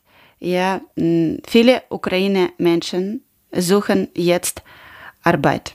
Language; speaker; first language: German; non-native, learner; Ukrainian